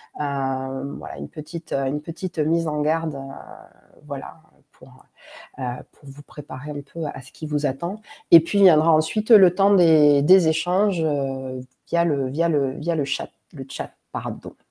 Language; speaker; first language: French; native; French